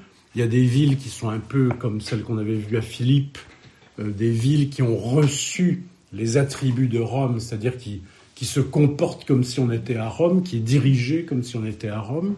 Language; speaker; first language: French; native; French